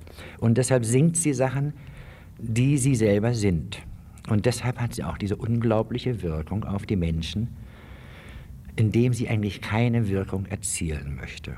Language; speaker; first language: German; native; German